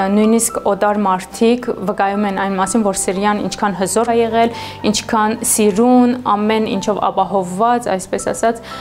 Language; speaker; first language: Armenian; early bilingual, heritage; Armenian